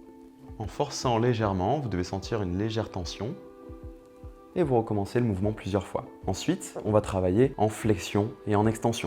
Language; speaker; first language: French; native; French